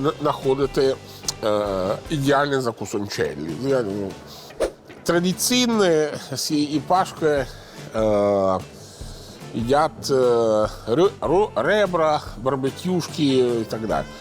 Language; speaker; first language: Ukrainian; non-native, fluent; Italian